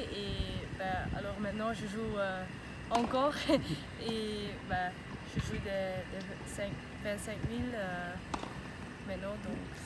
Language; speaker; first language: French; non-native, local second language; Dutch